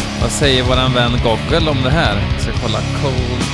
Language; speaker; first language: Swedish; native; Swedish